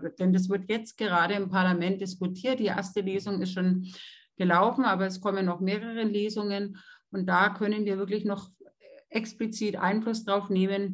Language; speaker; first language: German; native; German